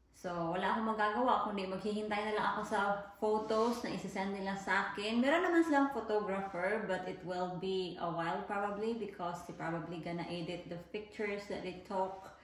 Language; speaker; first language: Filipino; non-native, local second language; Cebuano